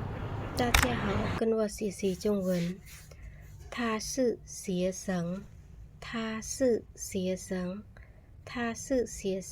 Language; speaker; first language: Chinese; non-native, fluent; Khmer